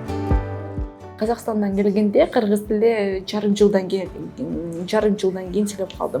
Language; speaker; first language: Kyrgyz; non-native, fluent; Russian